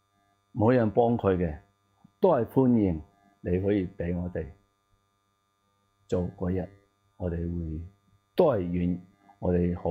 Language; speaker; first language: Cantonese; non-native, learner; Tibetan